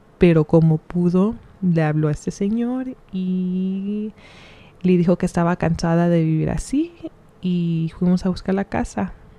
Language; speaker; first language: Spanish; early bilingual, heritage; Spanish